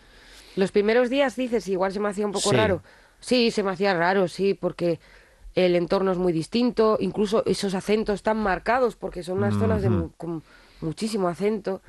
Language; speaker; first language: Spanish; native; Spanish